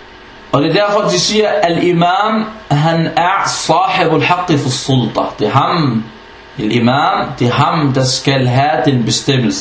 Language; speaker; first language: Danish; non-native, fluent; Arabic